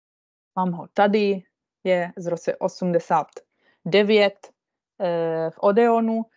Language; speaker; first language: Czech; non-native, fluent; Italian